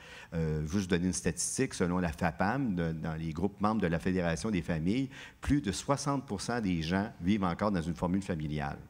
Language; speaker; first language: French; native; French